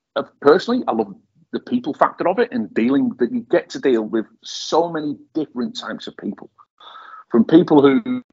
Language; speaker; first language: English; native; English